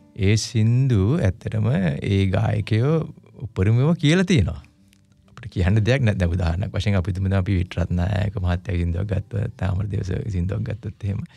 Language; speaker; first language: Sinhala; non-native, local second language; Tamil